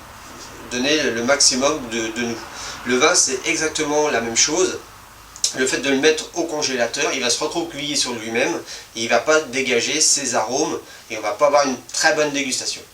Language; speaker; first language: French; native; French